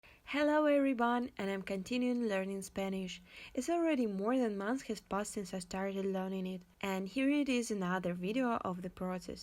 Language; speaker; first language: English; non-native, fluent; Russian